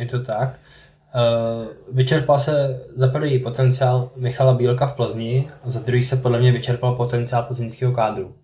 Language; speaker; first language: Czech; native; Czech